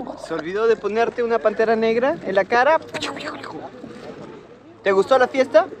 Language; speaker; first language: Spanish; native; Spanish